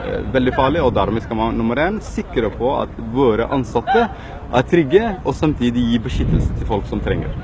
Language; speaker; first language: Norwegian; non-native, fluent; Somali